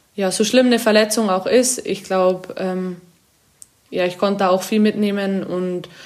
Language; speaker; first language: German; native; German